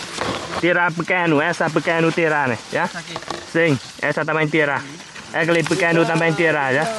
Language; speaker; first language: Portuguese; non-native, learner; Vietnamese